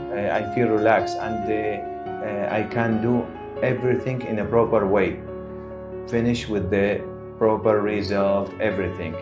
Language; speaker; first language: English; non-native, fluent; Arabic